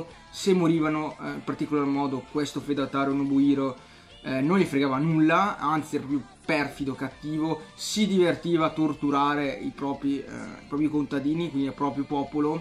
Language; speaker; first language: Italian; native; Italian